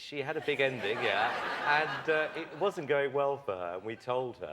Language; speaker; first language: English; native; English